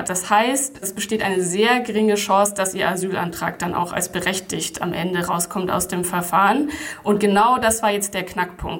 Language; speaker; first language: German; native; German